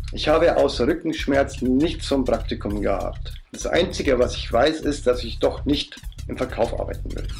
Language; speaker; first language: German; native; German